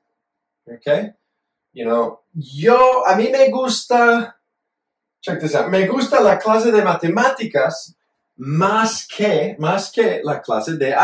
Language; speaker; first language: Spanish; non-native, fluent; English